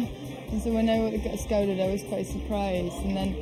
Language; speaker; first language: English; non-native, fluent; Dutch